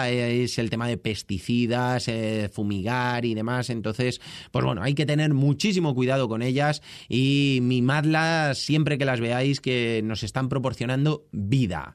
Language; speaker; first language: Spanish; native; Spanish